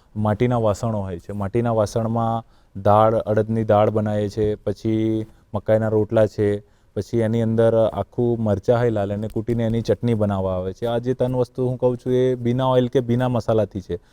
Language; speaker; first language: Gujarati; non-native, local second language; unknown